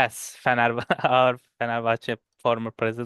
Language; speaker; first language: English; non-native, learner; Turkish